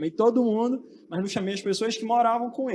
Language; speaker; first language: Portuguese; native; Portuguese